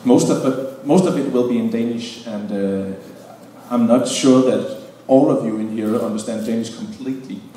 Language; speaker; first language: English; non-native, fluent; Danish